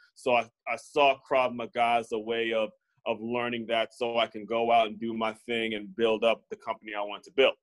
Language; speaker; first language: English; native; English